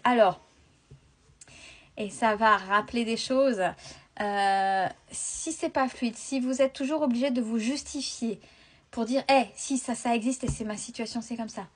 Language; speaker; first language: French; native; French